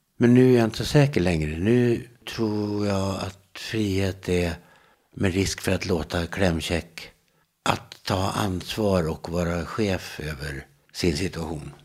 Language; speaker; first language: Swedish; native; Swedish